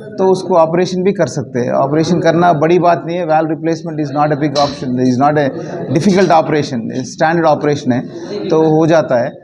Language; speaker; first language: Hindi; non-native, local second language; Marathi